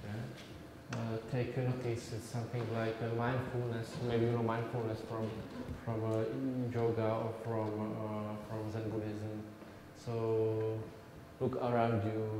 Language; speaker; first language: English; non-native, learner; Czech